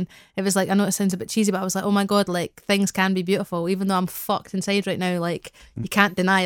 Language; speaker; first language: English; native; English